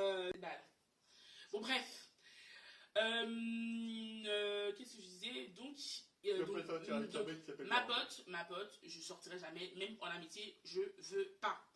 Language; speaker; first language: French; native; French